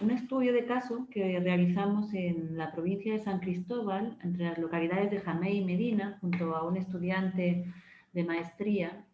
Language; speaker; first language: Spanish; native; Spanish